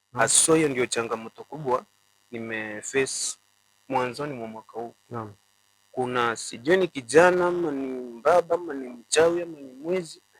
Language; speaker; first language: Swahili; non-native, local second language; Gusii